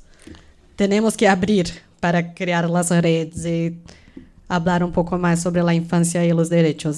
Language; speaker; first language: Spanish; non-native, fluent; Portuguese